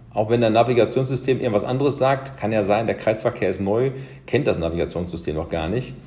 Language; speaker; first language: German; early bilingual, other home language; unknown